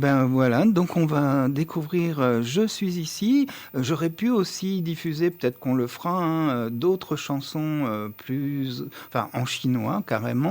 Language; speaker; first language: French; native; French